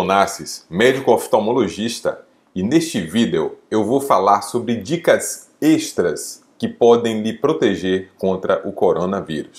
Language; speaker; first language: Portuguese; native; Portuguese